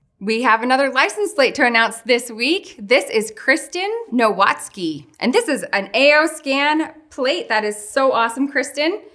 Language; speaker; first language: English; native; English